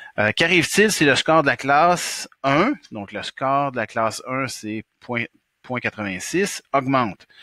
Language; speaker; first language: French; native; French